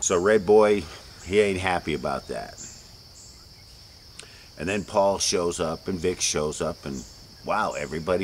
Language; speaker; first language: English; native; English